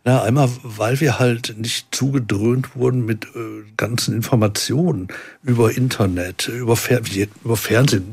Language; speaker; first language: German; native; German